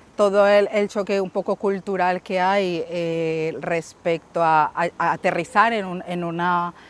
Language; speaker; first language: Spanish; native; Spanish